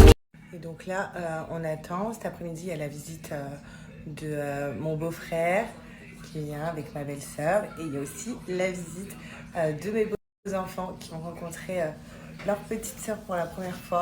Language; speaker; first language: French; native; French